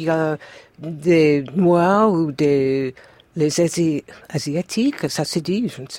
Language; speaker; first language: French; non-native, fluent; English